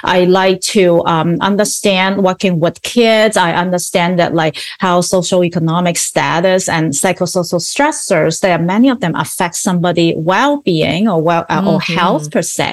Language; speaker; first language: English; non-native, local second language; Cantonese